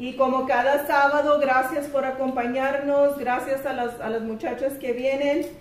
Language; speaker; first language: Spanish; early bilingual, heritage; Spanish